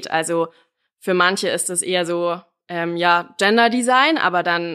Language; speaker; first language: German; native; German